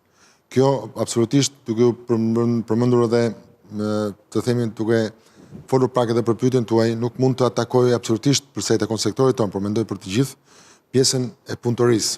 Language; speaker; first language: Albanian; native; Albanian